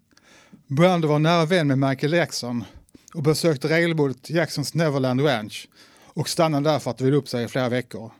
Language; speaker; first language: Swedish; native; Swedish